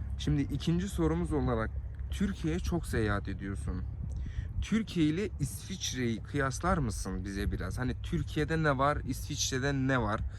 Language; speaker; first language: Turkish; native; Turkish